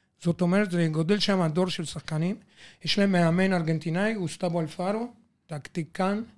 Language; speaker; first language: Hebrew; non-native, fluent; Spanish